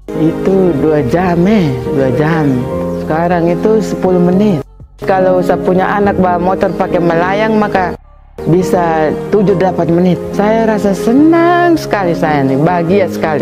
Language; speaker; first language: Indonesian; non-native, local second language; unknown